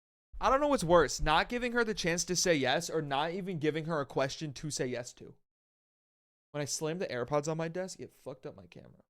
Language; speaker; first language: English; native; English